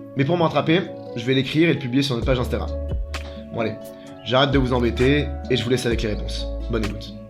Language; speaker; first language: French; native; French